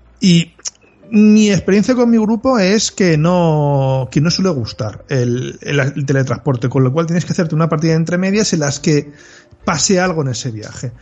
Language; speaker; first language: Spanish; native; Spanish